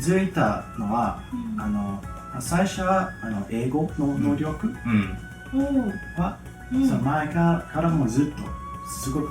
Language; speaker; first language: Japanese; non-native, fluent; English